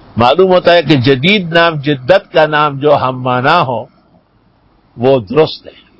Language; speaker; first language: Urdu; non-native, local second language; Pashto